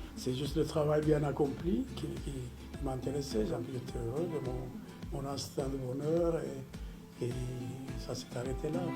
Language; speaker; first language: French; non-native, fluent; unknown